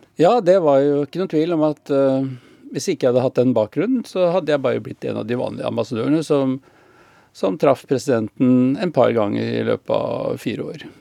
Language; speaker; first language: Norwegian; native; Norwegian